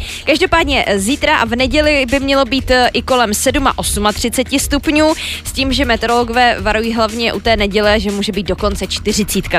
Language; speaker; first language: Czech; native; Czech